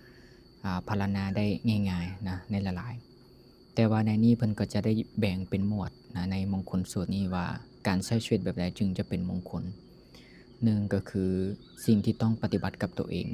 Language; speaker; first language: Thai; non-native, local second language; Northeastern Thai